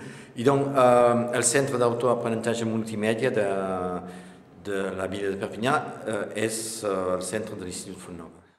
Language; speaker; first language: Catalan; non-native, local second language; French